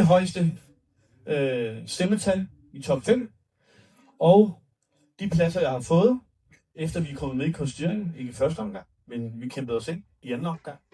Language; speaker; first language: Danish; early bilingual, other home language; Urdu